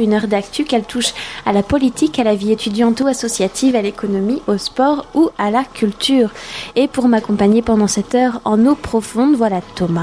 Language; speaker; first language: French; native; French